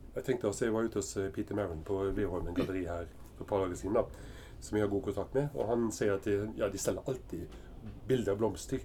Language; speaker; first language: Norwegian; early bilingual, heritage; Norwegian